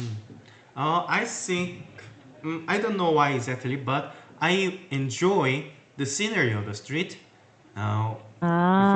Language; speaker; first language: English; non-native, learner; Korean